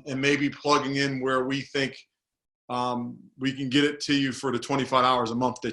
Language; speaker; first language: English; native; English